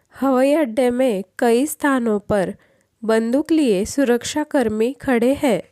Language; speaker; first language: Hindi; non-native, local second language; Marathi